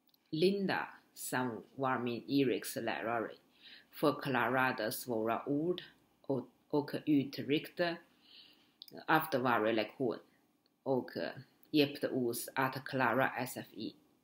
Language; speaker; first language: Swedish; non-native, fluent; Chinese